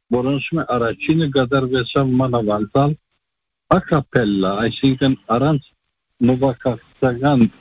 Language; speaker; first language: Armenian; native; Armenian